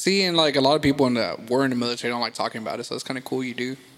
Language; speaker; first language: English; early bilingual, other home language; Spanish